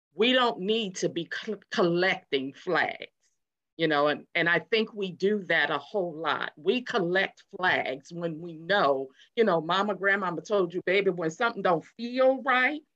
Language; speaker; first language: English; native; English